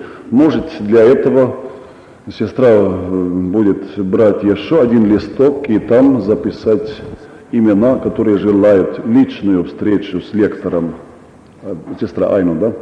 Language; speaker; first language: Russian; non-native, local second language; Estonian